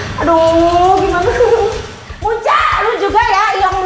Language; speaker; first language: Indonesian; native; Indonesian